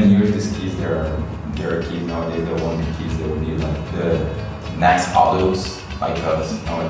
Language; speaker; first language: English; non-native, fluent; Portuguese